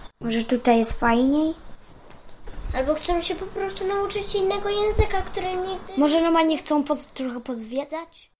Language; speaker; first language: Polish; early bilingual, heritage; Polish